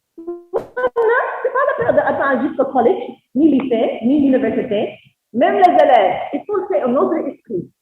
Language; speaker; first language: French; non-native, local second language; Wolof